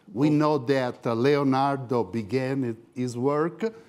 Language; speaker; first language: English; non-native, fluent; Italian